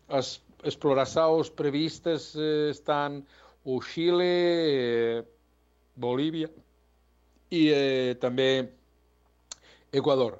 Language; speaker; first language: Portuguese; non-native, learner; Spanish